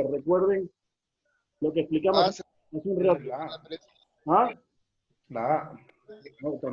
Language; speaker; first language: Spanish; native; Spanish